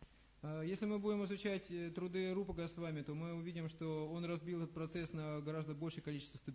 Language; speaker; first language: Russian; native; Russian